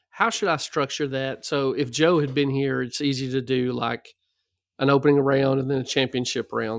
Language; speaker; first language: English; native; English